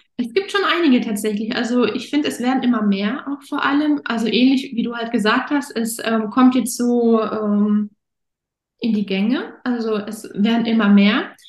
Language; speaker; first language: German; early bilingual, other home language; Russian